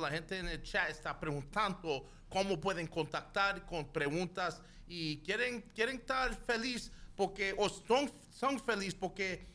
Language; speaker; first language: Spanish; early bilingual, heritage; Spanish